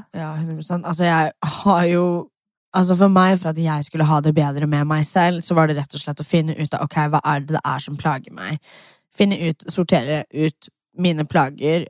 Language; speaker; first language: Norwegian; early bilingual, other home language; English